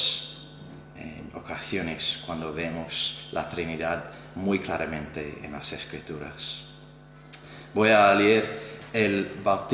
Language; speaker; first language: Spanish; non-native, fluent; English